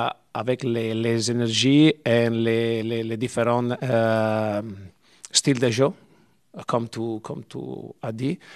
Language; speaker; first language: French; non-native, learner; Italian